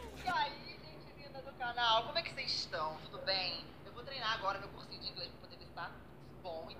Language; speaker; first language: Portuguese; native; Portuguese